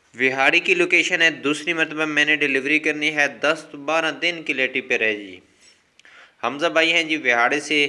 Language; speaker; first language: Urdu; non-native, local second language; Punjabi